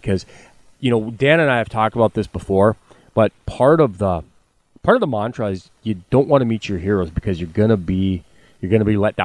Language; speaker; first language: English; native; English